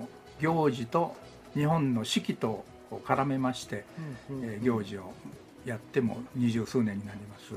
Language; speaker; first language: Japanese; native; Japanese